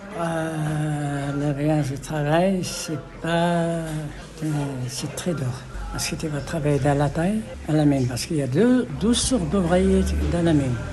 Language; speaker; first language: French; non-native, learner; Arabic